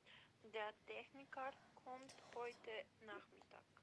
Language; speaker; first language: German; non-native, learner; Macedonian